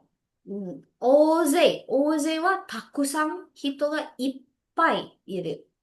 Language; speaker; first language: Japanese; non-native, learner; Indonesian